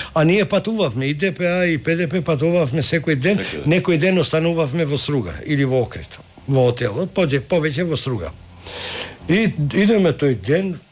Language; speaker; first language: Macedonian; non-native, local second language; Albanian